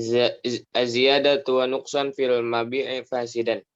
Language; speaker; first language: Arabic; non-native, learner; Indonesian